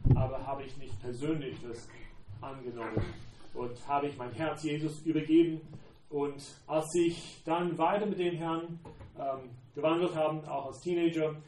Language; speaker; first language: German; non-native, fluent; English